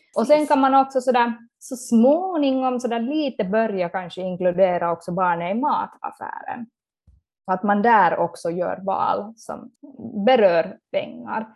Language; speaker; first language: Swedish; native; Swedish